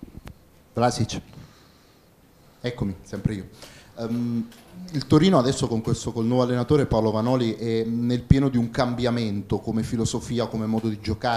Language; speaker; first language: Italian; native; Italian